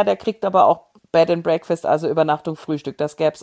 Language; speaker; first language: German; native; German